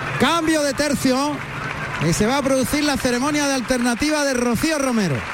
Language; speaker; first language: Spanish; native; Spanish